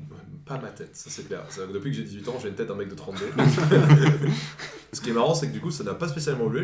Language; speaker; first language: French; native; French